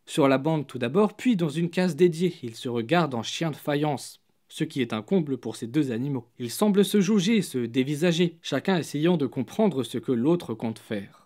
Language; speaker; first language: French; native; French